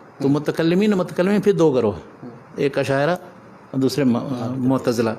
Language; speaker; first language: Urdu; native; Urdu